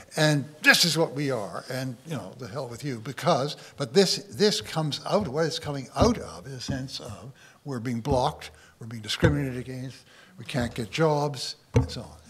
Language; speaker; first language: English; native; English